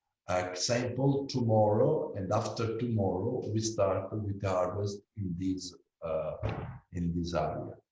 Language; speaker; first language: English; non-native, learner; Italian